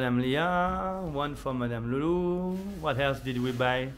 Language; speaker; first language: English; non-native, fluent; French